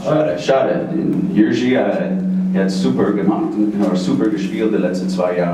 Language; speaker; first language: German; non-native, fluent; English